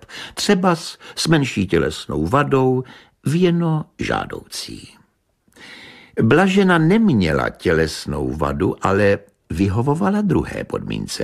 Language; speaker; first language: Czech; native; Czech